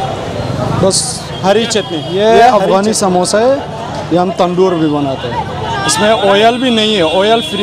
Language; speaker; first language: Hindi; non-native, learner; Persian